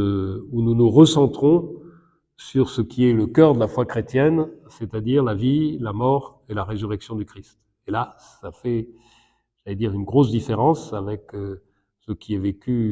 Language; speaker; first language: French; native; French